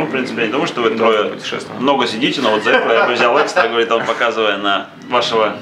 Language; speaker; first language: Russian; native; Russian